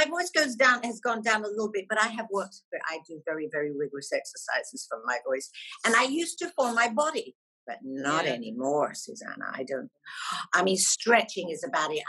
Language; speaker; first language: English; native; English